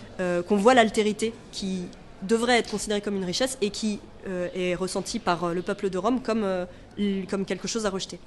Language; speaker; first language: French; native; French